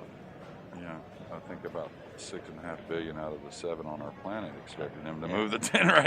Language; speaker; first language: English; native; English